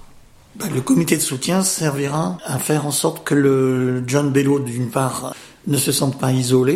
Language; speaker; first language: French; native; French